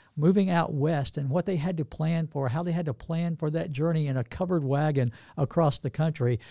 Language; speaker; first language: English; native; English